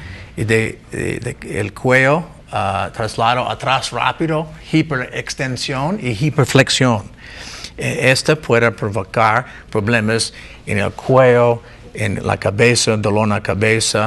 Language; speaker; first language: Spanish; non-native, learner; English